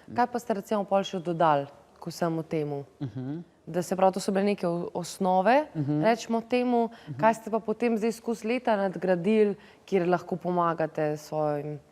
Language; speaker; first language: Slovenian; native; Slovenian